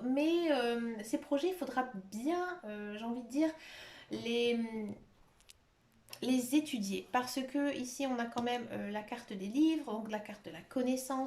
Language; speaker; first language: French; native; French